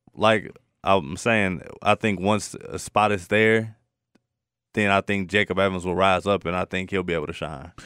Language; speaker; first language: English; native; English